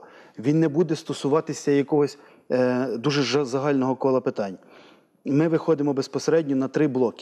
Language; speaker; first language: Ukrainian; native; Ukrainian